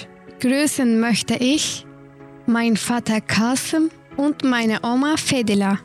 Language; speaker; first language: German; non-native, learner; Turkish